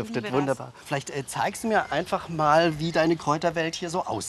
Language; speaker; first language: German; native; German